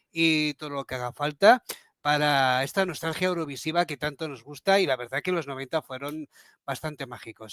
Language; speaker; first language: Spanish; native; Spanish